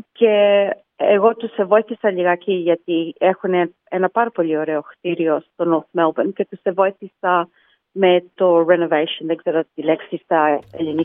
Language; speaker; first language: Greek; early bilingual, heritage; Greek